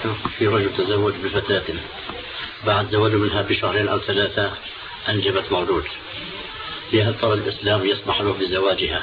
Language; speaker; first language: Arabic; native; Arabic